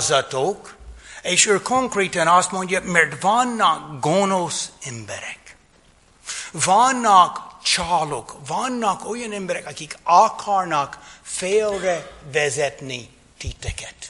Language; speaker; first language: Hungarian; non-native, fluent; English